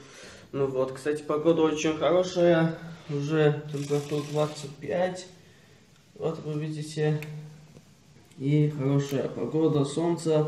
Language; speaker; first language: Russian; non-native, fluent; Azerbaijani